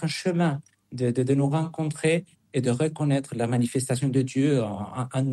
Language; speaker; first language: French; non-native, fluent; Spanish